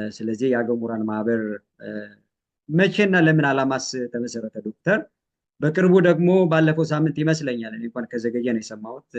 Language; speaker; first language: Amharic; native; Amharic